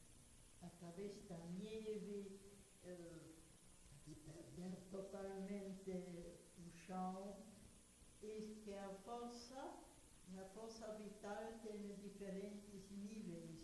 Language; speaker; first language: Portuguese; non-native, fluent; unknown